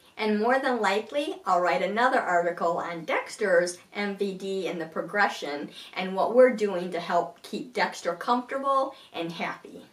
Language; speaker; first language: English; native; English